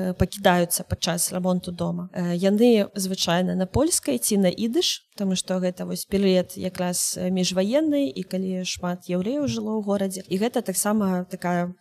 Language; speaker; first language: Belarusian; non-native, local second language; Russian